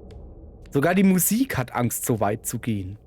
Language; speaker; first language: German; native; German